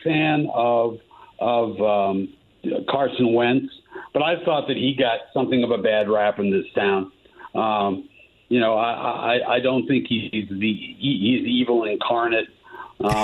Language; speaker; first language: English; native; English